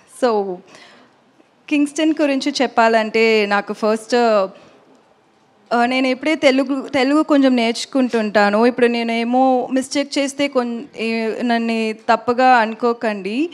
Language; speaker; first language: Telugu; non-native, learner; Tamil